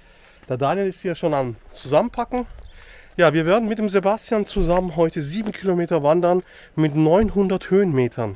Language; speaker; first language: German; native; German